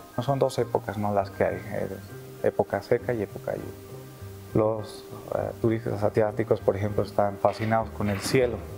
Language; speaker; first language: Spanish; native; Spanish